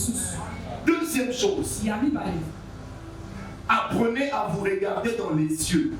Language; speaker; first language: French; non-native, local second language; Lingala